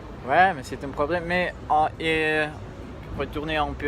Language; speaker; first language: French; non-native, learner; Spanish